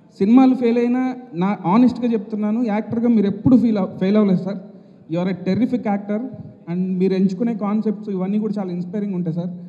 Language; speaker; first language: Telugu; native; Telugu